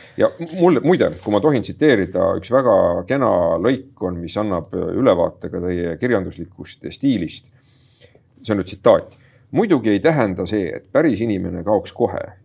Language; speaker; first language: Estonian; native; Estonian